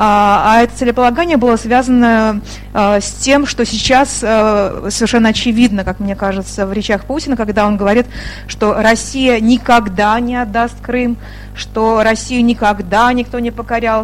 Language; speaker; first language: Russian; native; Russian